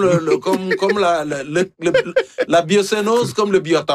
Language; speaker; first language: French; native; French